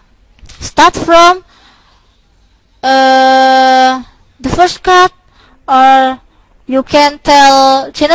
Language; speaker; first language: English; non-native, local second language; Indonesian